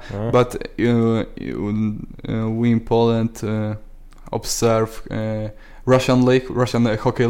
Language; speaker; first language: English; non-native, learner; Polish